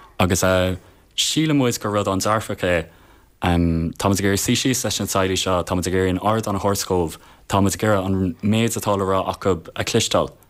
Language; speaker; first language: Irish; non-native, local second language; English